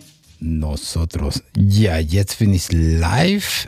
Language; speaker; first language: German; non-native, fluent; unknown